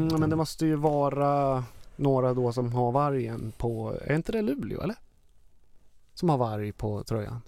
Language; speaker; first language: Swedish; native; Swedish